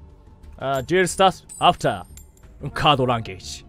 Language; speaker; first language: Japanese; native; Japanese